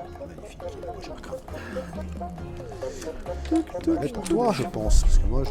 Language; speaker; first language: French; native; French